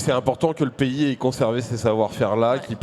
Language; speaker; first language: French; native; French